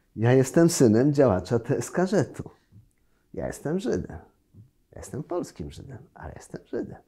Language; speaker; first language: Polish; native; Polish